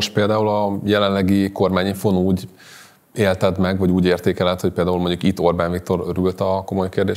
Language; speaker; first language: Hungarian; native; Hungarian